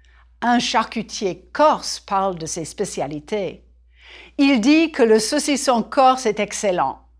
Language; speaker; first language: French; non-native, fluent; English